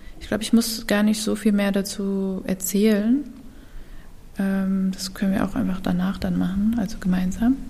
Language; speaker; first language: German; early bilingual, other home language; Kurdish